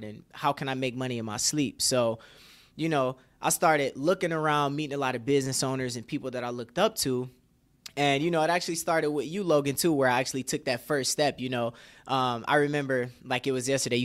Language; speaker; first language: English; native; English